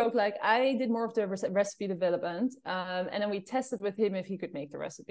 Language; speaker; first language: English; non-native, fluent; Dutch